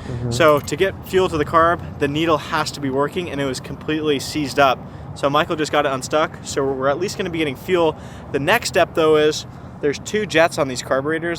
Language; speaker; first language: English; native; English